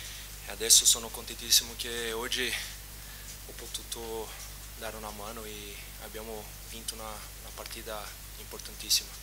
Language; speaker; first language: Italian; non-native, fluent; Portuguese